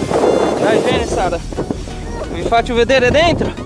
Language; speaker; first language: Italian; non-native, fluent; Portuguese